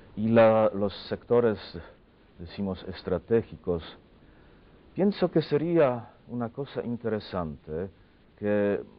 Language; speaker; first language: Spanish; non-native, fluent; Polish